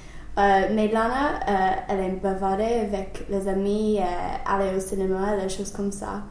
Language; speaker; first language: French; non-native, learner; English